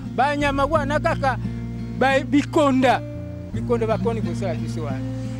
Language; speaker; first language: Lingala; non-native, local second language; Mongo